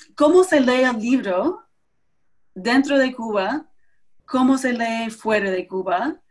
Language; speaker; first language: Spanish; non-native, fluent; English